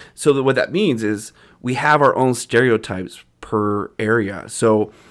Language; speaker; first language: English; native; English